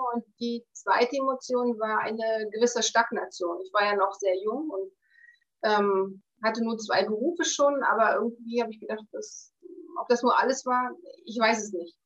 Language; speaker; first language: German; native; German